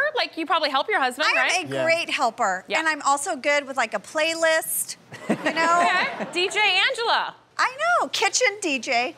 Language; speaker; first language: English; native; English